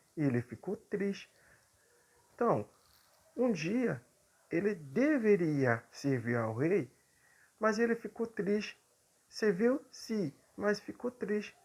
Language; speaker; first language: Portuguese; non-native, fluent; Haitian Creole